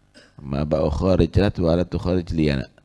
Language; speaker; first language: Arabic; non-native, fluent; Indonesian